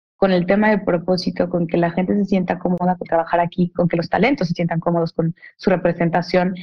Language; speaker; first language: Spanish; native; Spanish